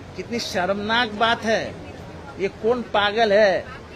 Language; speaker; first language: Hindi; non-native, local second language; Marathi